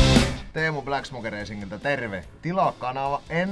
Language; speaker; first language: Finnish; native; Finnish